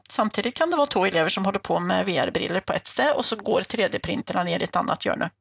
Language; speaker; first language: Swedish; native; Swedish